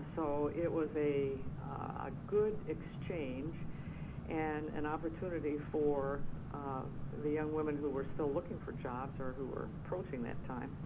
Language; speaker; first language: English; native; English